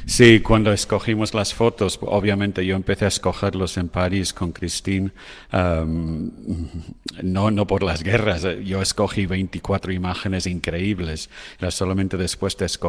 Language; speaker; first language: Spanish; non-native, fluent; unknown